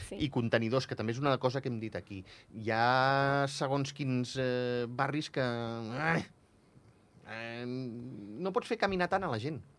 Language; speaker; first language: Catalan; native; Catalan